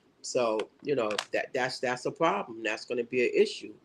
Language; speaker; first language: English; native; English